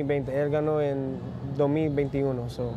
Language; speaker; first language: Spanish; early bilingual, heritage; English